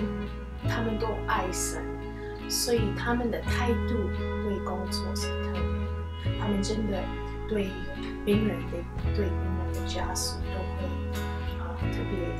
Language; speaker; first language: Chinese; non-native, fluent; English